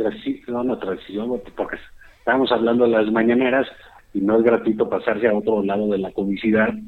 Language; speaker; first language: Spanish; native; Spanish